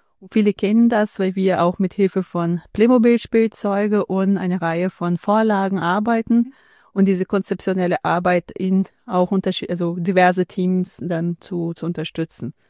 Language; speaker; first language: German; non-native, fluent; Portuguese